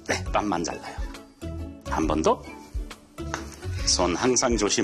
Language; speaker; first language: Korean; non-native, fluent; English